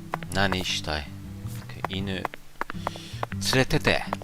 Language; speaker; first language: Japanese; non-native, learner; German